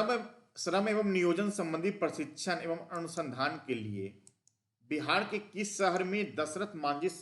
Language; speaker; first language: Hindi; native; Hindi